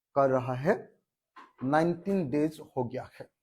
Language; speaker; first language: Hindi; non-native, local second language; Assamese